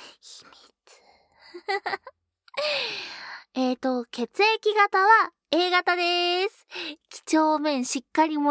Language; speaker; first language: Japanese; native; Japanese